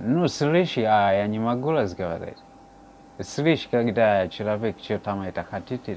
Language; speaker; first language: Russian; non-native, learner; Swahili